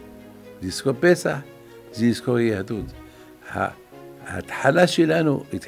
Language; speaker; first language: Hebrew; non-native, fluent; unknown